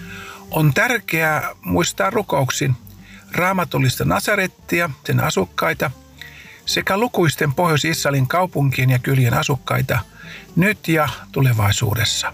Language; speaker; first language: Finnish; native; Finnish